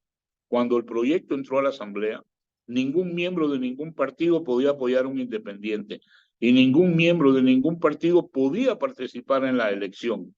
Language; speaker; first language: Spanish; native; Spanish